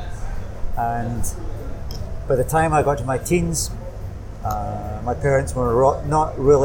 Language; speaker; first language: English; native; English